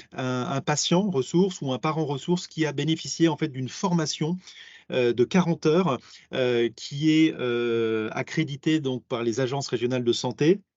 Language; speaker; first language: French; native; French